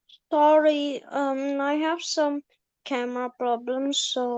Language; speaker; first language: English; non-native, fluent; Indonesian